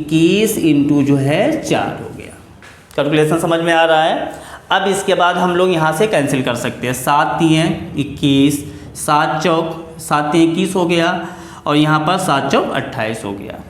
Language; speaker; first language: Hindi; native; Hindi